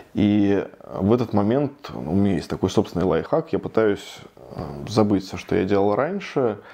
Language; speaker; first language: Russian; native; Russian